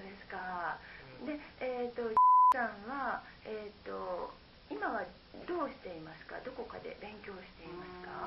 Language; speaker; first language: Japanese; native; Japanese